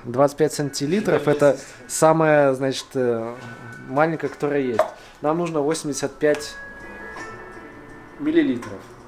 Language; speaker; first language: Russian; native; Russian